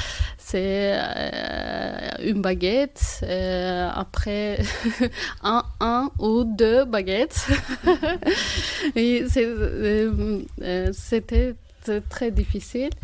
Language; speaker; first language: French; non-native, learner; Turkish